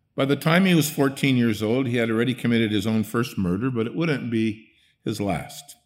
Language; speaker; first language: English; early bilingual, other home language; Dutch